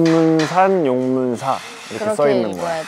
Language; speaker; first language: Korean; native; Korean